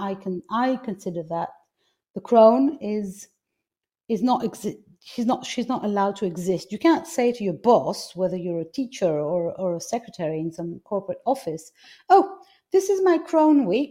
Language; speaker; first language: English; non-native, fluent; Greek